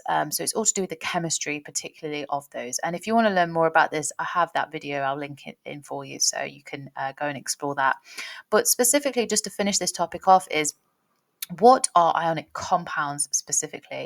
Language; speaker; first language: English; native; English